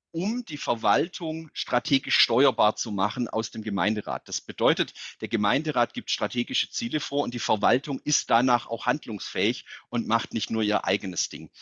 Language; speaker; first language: German; native; German